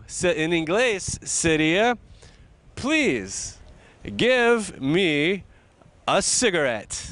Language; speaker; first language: Portuguese; non-native, fluent; English